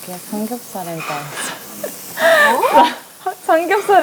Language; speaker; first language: Korean; early bilingual, heritage; Korean